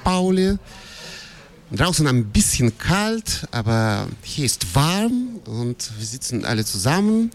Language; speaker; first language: German; non-native, fluent; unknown